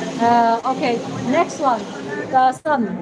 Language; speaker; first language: English; non-native, fluent; Chinese